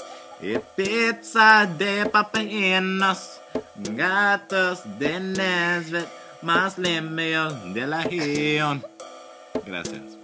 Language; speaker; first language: Spanish; non-native, learner; English